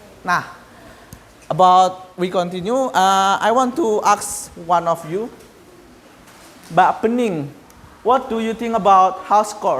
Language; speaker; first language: English; non-native, learner; Indonesian